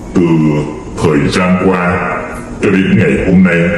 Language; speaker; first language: Vietnamese; non-native, fluent; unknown